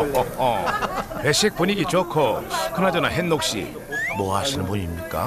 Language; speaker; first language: Korean; native; Korean